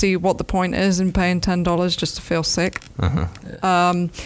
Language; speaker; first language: English; native; English